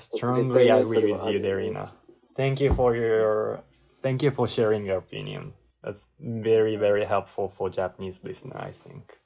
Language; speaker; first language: English; non-native, learner; Japanese